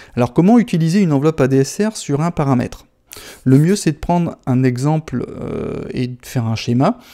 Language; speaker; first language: French; native; French